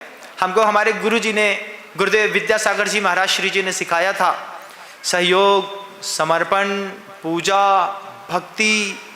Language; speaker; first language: Hindi; native; Hindi